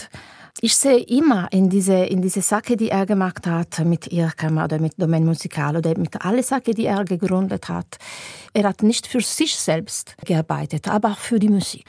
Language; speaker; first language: German; non-native, fluent; Italian